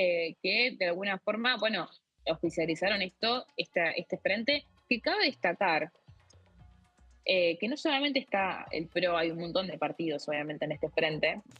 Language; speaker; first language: Spanish; native; Spanish